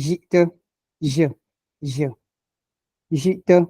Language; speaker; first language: French; non-native, local second language; Ghomala